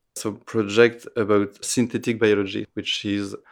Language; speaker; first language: English; non-native, fluent; French